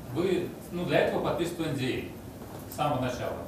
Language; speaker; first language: Russian; native; Russian